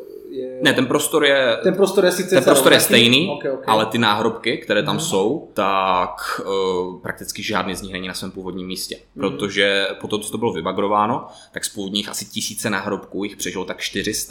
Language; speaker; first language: Czech; native; Czech